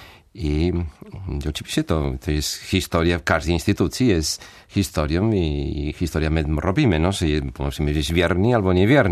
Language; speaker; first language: Polish; non-native, fluent; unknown